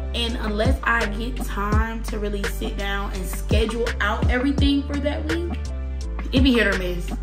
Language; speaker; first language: English; native; English